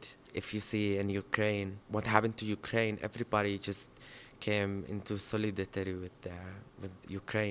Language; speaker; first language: English; non-native, fluent; Arabic